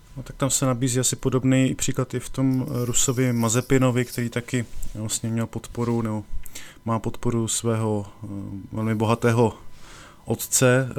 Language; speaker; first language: Czech; native; Czech